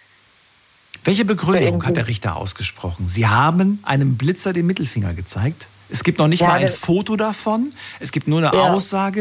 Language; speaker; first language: German; native; German